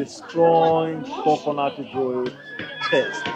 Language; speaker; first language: English; non-native, fluent; Swahili